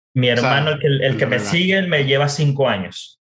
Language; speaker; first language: Spanish; native; Spanish